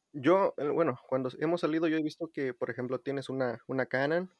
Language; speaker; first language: Spanish; native; Spanish